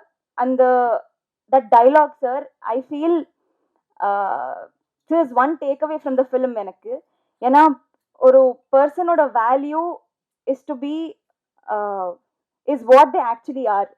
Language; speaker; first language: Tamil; non-native, learner; Telugu